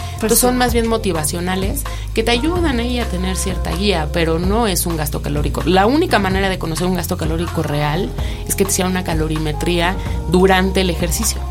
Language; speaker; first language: Spanish; native; Spanish